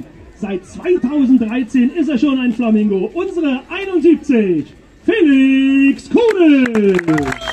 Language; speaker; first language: German; native; German